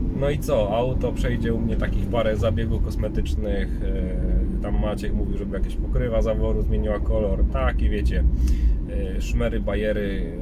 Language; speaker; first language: Polish; native; Polish